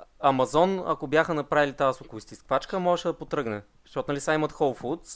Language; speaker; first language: Bulgarian; native; Bulgarian